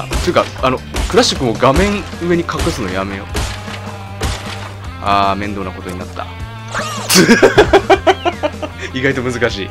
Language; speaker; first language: Japanese; native; Japanese